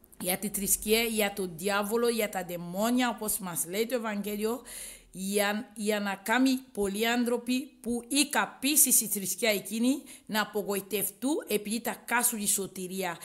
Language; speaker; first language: Greek; non-native, learner; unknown